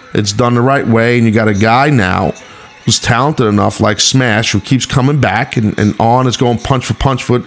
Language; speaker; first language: English; native; English